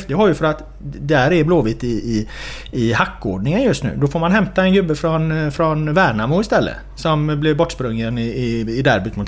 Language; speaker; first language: Swedish; native; Swedish